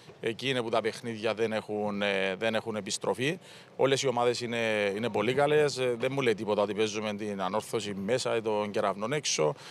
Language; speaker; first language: Greek; native; Greek